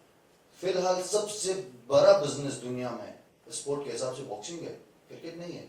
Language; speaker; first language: Hindi; non-native, fluent; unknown